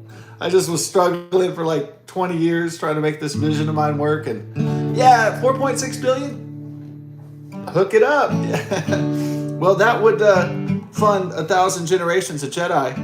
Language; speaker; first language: English; native; English